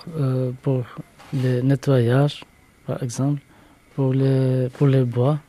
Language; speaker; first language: French; non-native, learner; Albanian